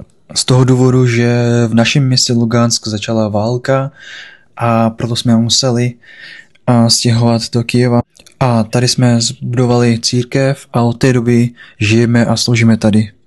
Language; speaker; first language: Czech; non-native, fluent; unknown